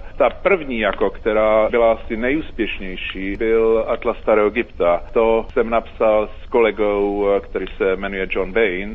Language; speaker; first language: Czech; native; Czech